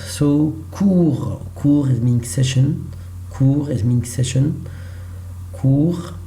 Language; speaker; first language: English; non-native, learner; Arabic